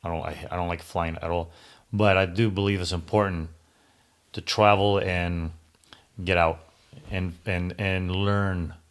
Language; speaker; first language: English; early bilingual, other home language; Greek